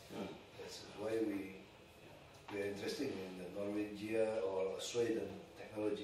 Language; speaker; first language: English; non-native, learner; Indonesian